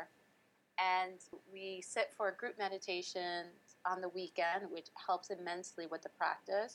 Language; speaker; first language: English; native; English